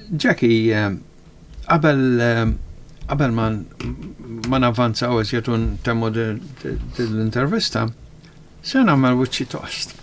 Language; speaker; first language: Maltese; early bilingual, heritage; Maltese